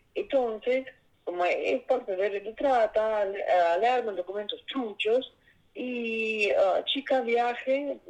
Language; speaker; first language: Spanish; non-native, learner; Russian